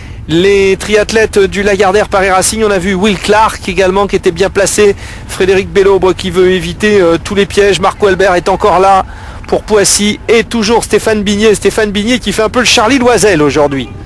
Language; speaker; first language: French; native; French